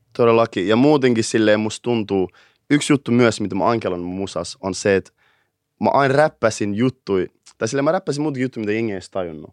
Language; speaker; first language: Finnish; native; Finnish